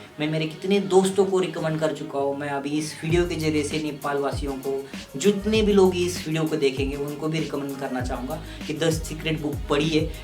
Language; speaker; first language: Hindi; non-native, local second language; Marathi